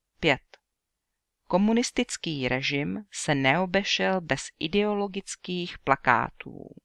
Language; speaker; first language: Czech; native; Czech